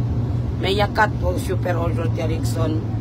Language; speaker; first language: French; non-native, learner; Filipino